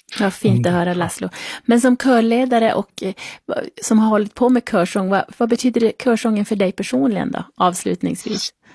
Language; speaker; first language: Swedish; native; Swedish